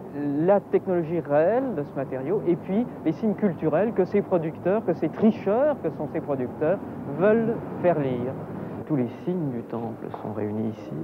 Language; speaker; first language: French; native; French